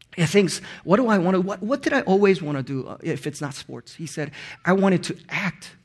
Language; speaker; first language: English; non-native, local second language; Korean